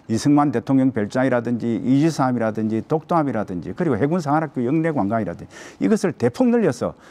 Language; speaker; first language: Korean; native; Korean